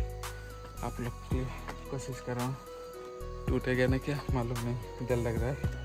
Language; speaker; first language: Hindi; non-native, local second language; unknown